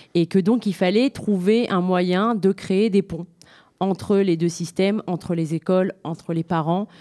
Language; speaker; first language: French; native; French